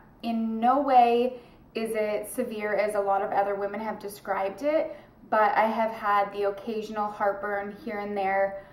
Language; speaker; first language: English; native; English